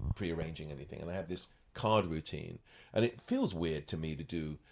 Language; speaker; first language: English; native; English